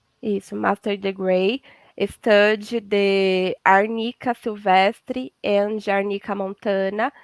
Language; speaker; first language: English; non-native, learner; Portuguese